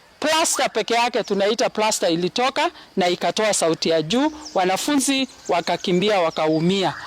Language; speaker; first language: Swahili; non-native, local second language; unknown